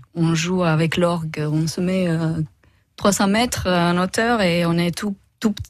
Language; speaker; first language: French; non-native, fluent; Romanian